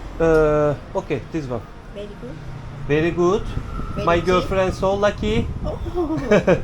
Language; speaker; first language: English; non-native, learner; Turkish